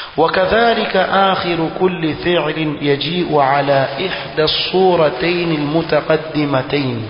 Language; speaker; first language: Arabic; non-native, fluent; Swahili